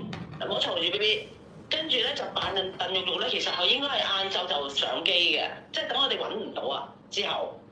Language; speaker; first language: Cantonese; native; Cantonese